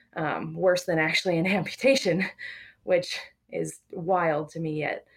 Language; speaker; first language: English; native; English